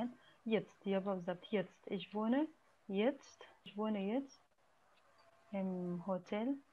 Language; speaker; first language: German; non-native, fluent; Arabic